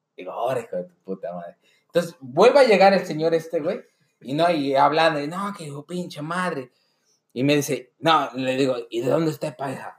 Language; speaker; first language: Spanish; native; Spanish